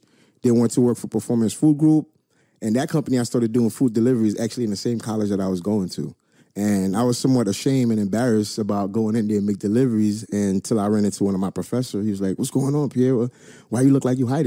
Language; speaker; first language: English; non-native, fluent; Haitian Creole